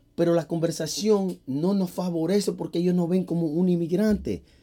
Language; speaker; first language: Spanish; early bilingual, heritage; Spanish